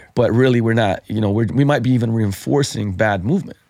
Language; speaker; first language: English; non-native, fluent; Slovenian